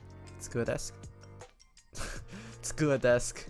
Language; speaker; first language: Japanese; non-native, learner; English